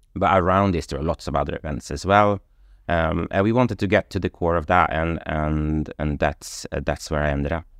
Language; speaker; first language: English; non-native, fluent; Swedish